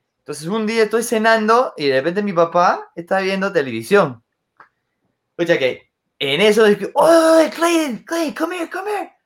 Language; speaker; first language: Spanish; non-native, fluent; English